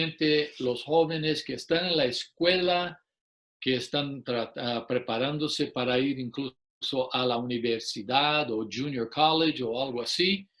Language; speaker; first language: Spanish; non-native, fluent; English